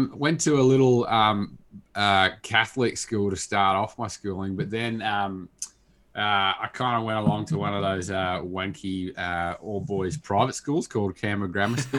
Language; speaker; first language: English; native; English